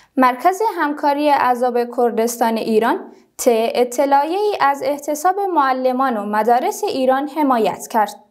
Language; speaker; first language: Persian; non-native, local second language; Kurdish